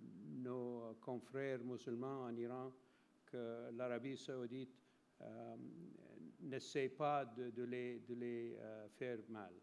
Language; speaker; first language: French; non-native, fluent; Arabic